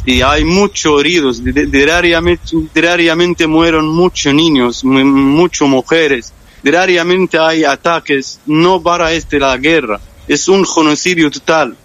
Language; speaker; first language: Spanish; non-native, fluent; Arabic